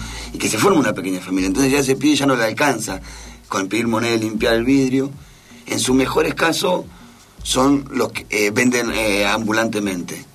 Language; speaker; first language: Spanish; native; Spanish